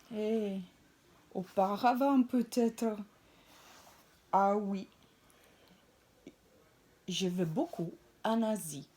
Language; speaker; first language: French; non-native, fluent; Italian